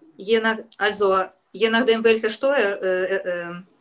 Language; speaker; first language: German; non-native, learner; Russian